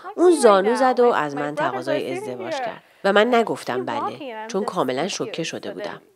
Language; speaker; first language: Persian; native; Persian